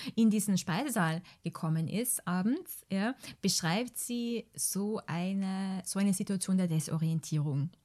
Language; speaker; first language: German; native; German